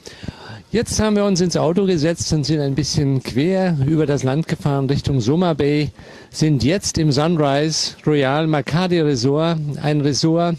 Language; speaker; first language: German; native; German